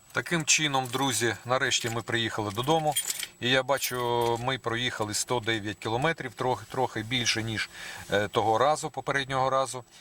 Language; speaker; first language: Ukrainian; non-native, local second language; Russian